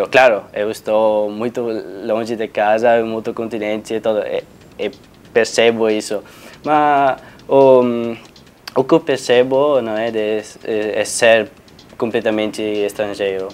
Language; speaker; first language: Portuguese; non-native, fluent; Italian